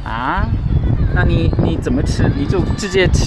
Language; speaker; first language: Chinese; non-native, learner; English